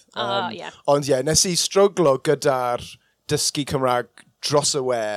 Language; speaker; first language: Welsh; non-native, local second language; English